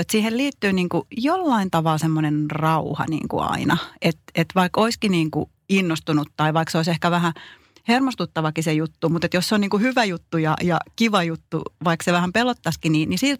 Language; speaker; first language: Finnish; native; Finnish